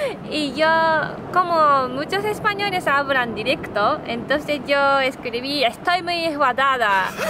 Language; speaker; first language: Spanish; non-native, fluent; Japanese